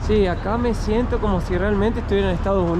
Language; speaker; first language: Spanish; native; Spanish